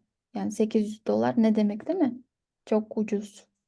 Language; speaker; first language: Turkish; non-native, fluent; Kyrgyz